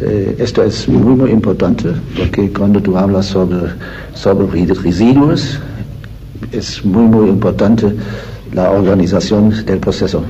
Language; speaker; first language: Spanish; non-native, learner; German